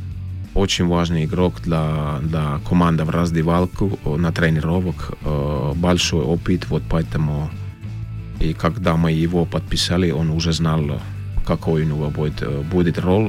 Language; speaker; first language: Russian; non-native, learner; Finnish